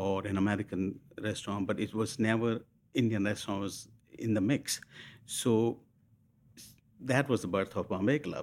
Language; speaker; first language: English; non-native, local second language; Hindi